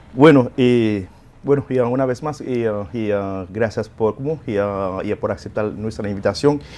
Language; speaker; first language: Spanish; non-native, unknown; Haitian Creole